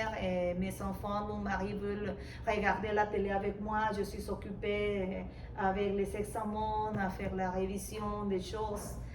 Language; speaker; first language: French; non-native, fluent; Spanish